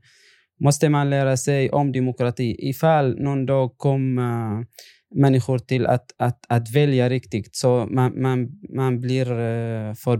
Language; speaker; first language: Swedish; non-native, fluent; Arabic